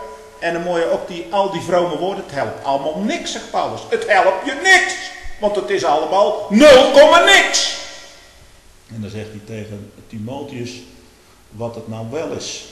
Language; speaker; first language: Dutch; native; Dutch